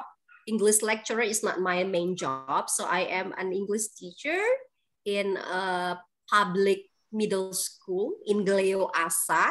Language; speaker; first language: English; non-native, fluent; Indonesian